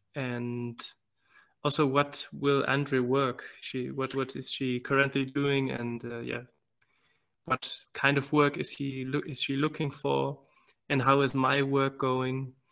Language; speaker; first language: English; non-native, fluent; German